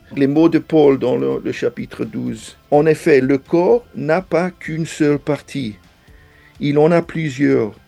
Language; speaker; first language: French; non-native, fluent; English